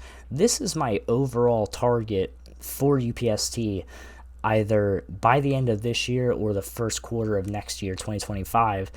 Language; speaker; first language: English; native; English